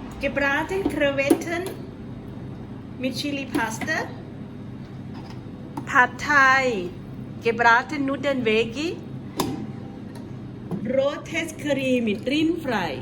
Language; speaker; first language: German; non-native, learner; Thai